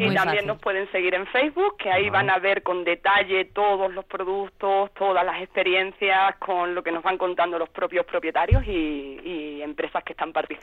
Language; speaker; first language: Spanish; native; Spanish